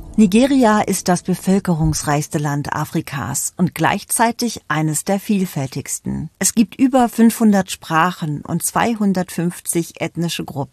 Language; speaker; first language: German; native; German